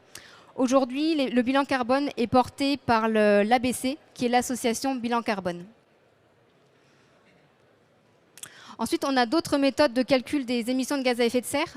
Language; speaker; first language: French; native; French